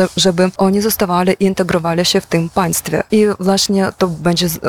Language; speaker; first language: Polish; non-native, fluent; Ukrainian